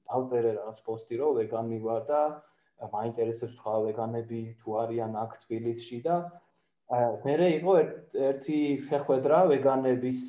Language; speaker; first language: Georgian; non-native, fluent; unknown